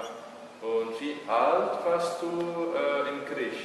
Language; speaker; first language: German; early bilingual, heritage; German